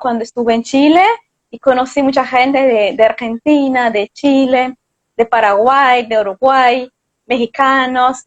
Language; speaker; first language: Spanish; non-native, fluent; Portuguese